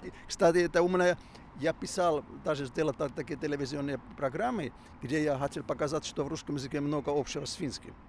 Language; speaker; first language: Russian; non-native, fluent; Finnish